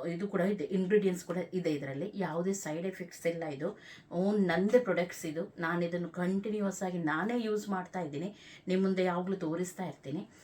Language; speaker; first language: Kannada; non-native, local second language; Konkani